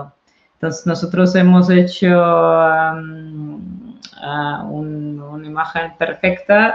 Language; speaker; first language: Spanish; non-native, fluent; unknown